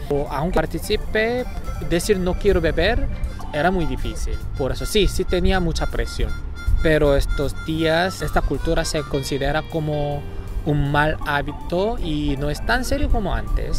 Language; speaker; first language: Spanish; non-native, fluent; Korean